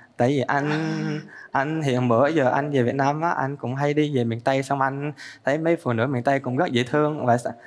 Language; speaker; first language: Vietnamese; early bilingual, heritage; Vietnamese